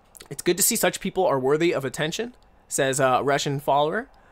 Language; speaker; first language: English; native; English